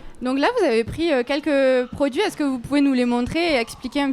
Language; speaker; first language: French; native; French